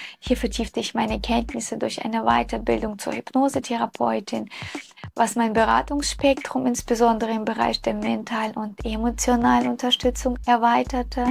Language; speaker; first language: German; early bilingual, other home language; Russian